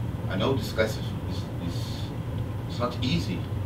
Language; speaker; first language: English; non-native, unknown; Portuguese